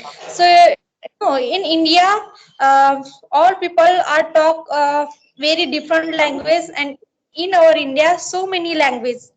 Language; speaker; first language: English; non-native, learner; Marathi